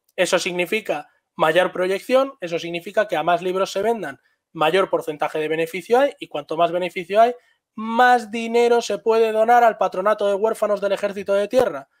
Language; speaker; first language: Spanish; native; Spanish